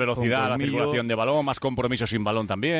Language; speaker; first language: Spanish; native; Spanish